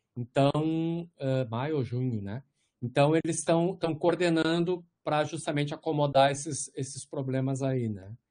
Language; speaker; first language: Portuguese; native; Portuguese